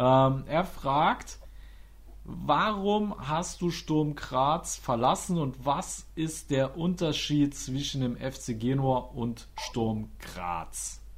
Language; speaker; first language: German; native; German